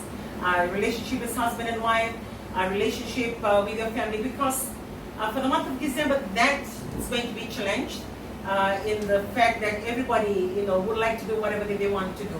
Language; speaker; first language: English; non-native, local second language; Filipino